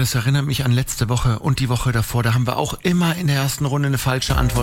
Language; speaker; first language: German; native; German